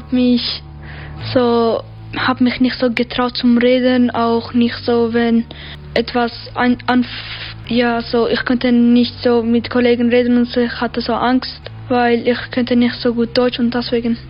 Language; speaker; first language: German; early bilingual, other home language; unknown